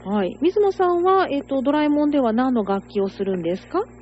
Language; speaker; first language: Japanese; native; Japanese